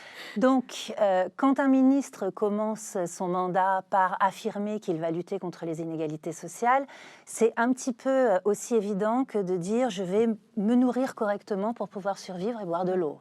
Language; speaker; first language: French; native; French